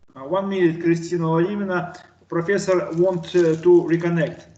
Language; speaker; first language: English; non-native, learner; Russian